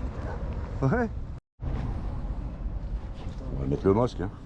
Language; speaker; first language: French; native; French